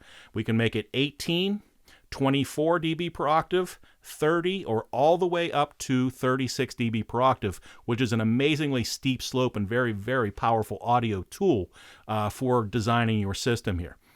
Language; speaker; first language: English; native; English